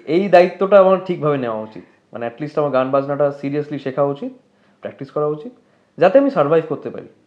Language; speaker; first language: Bangla; native; Bangla